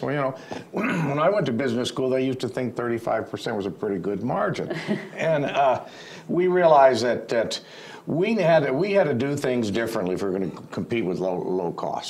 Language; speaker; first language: English; native; English